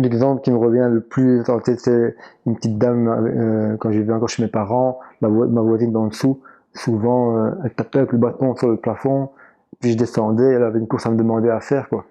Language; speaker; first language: French; early bilingual, other home language; Arabic